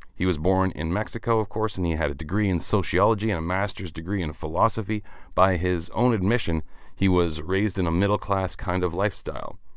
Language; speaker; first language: English; native; English